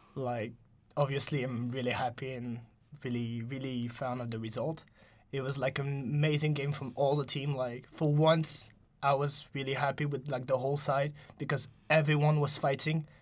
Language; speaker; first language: English; non-native, fluent; French